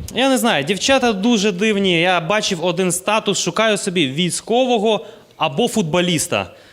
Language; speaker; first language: Ukrainian; non-native, local second language; Russian